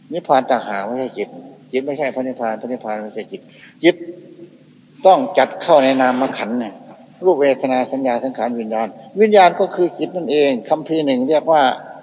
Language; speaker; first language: Thai; native; Thai